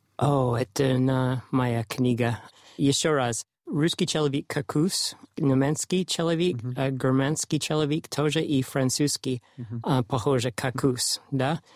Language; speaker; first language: Russian; non-native, learner; English